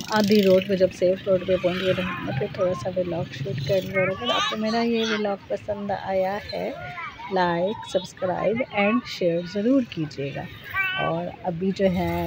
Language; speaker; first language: Hindi; native; Hindi